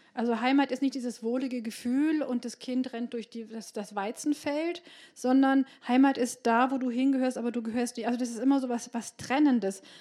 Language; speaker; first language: German; early bilingual, other home language; Turkish